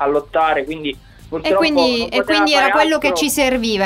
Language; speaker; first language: Italian; native; Italian